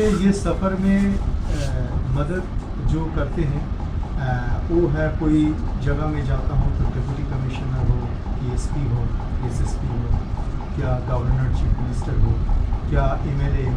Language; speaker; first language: Hindi; non-native, local second language; Bangla